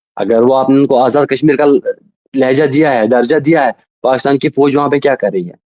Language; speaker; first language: Urdu; non-native, local second language; Kashmiri